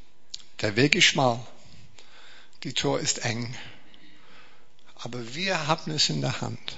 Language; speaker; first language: German; non-native, fluent; English